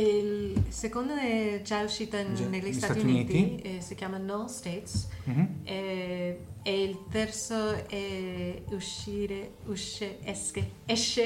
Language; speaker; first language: Italian; non-native, learner; English